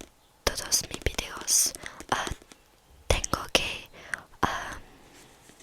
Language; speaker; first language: Spanish; non-native, learner; French